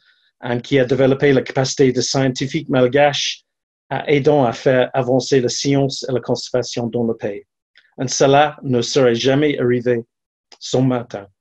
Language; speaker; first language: French; non-native, fluent; English